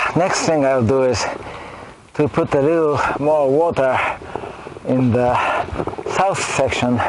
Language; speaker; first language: English; non-native, fluent; Japanese